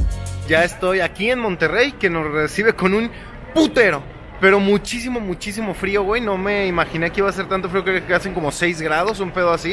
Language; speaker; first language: Spanish; native; Spanish